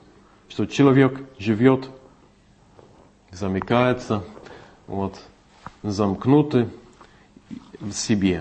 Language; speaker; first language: Russian; non-native, fluent; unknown